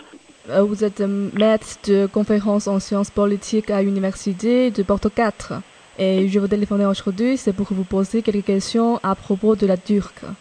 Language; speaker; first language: French; non-native, fluent; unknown